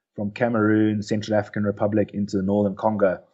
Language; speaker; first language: English; native; English